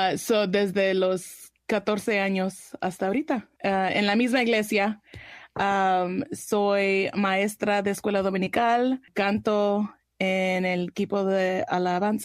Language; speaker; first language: Spanish; early bilingual, heritage; Spanish